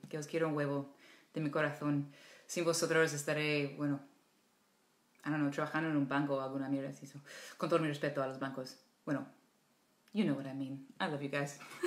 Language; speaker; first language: Spanish; non-native, fluent; English